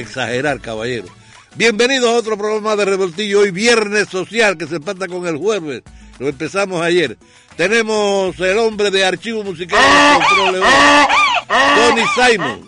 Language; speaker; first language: Spanish; native; Spanish